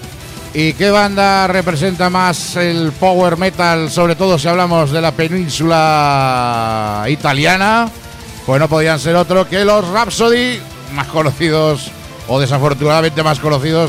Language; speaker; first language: Spanish; native; Spanish